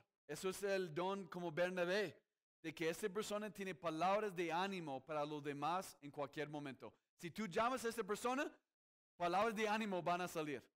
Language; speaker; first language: Spanish; non-native, fluent; English